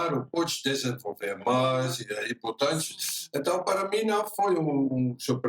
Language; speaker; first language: Portuguese; non-native, fluent; Dutch